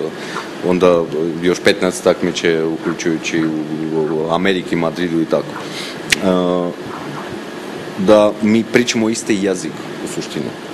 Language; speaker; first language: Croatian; non-native, fluent; Armenian